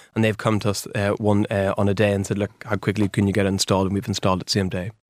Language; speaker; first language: English; native; English